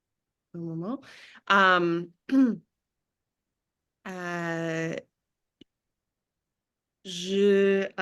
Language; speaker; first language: French; non-native, learner; English